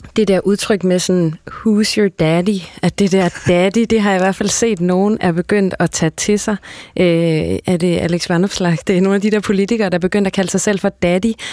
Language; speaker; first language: Danish; native; Danish